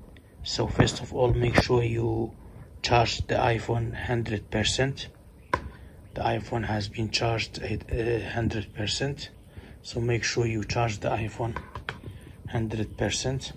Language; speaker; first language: English; non-native, fluent; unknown